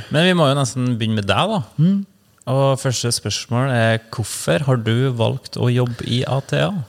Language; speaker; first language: Norwegian; native; Norwegian